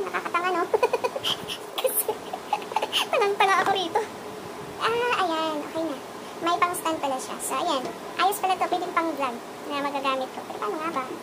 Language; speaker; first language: Filipino; non-native, local second language; Cebuano